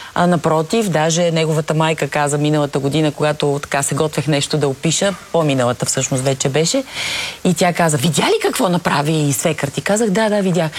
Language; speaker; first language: Bulgarian; native; Bulgarian